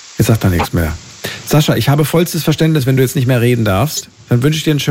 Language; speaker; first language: German; native; German